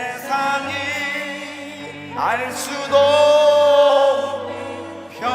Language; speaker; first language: Korean; native; Korean